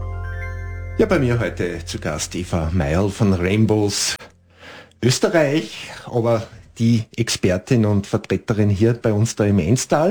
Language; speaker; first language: German; native; German